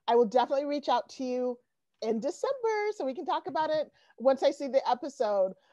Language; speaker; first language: English; native; English